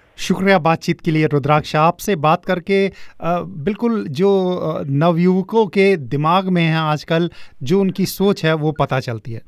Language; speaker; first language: Hindi; native; Hindi